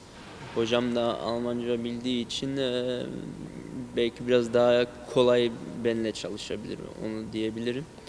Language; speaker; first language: Turkish; early bilingual, heritage; Turkish